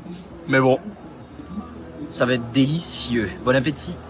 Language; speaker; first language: French; native; French